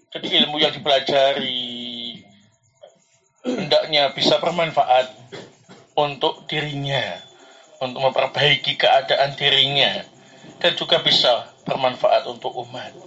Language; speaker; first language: Indonesian; non-native, local second language; Javanese